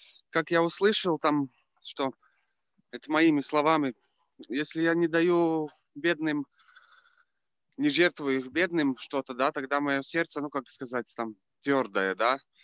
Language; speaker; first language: Russian; non-native, fluent; Latvian